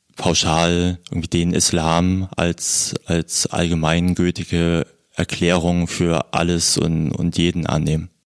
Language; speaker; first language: German; native; German